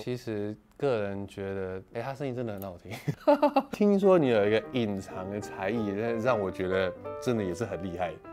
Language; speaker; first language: Chinese; native; Chinese